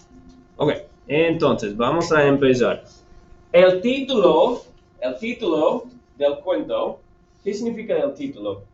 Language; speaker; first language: Spanish; non-native, fluent; English